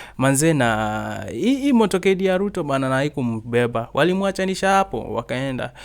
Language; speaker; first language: Swahili; native; Swahili